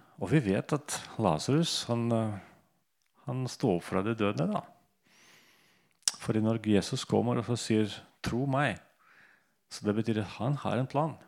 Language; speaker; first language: Norwegian; non-native, fluent; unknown